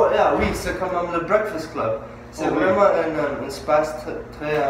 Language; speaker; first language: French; non-native, learner; English